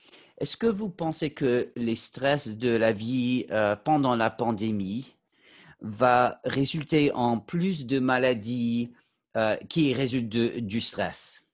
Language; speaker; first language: French; non-native, fluent; English